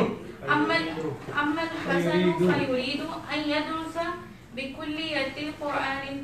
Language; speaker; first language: Arabic; non-native, learner; Urdu